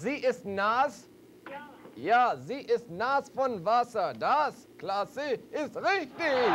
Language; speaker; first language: German; non-native, learner; English